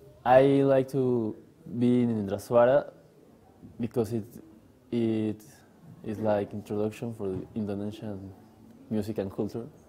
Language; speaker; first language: English; non-native, learner; Spanish